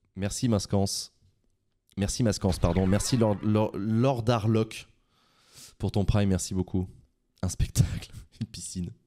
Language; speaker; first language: French; native; French